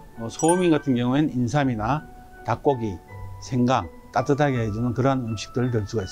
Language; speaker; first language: Korean; native; Korean